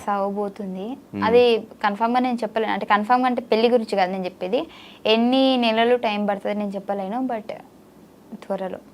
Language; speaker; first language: Telugu; native; Telugu